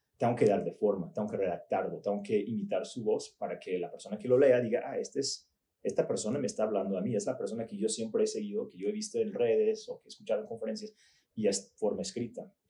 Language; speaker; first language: Spanish; early bilingual, other home language; English